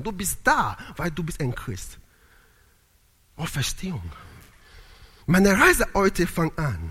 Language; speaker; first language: German; non-native, learner; Italian